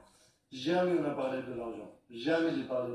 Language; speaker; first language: French; non-native, learner; Arabic